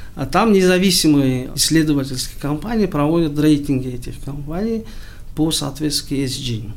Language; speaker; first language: Russian; non-native, local second language; Tajik